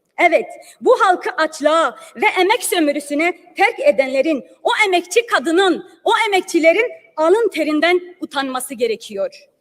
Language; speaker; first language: Turkish; non-native, local second language; Kurdish